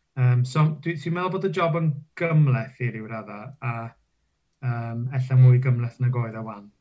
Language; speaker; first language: Welsh; non-native, local second language; English